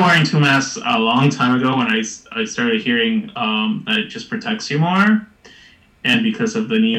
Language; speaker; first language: English; native; English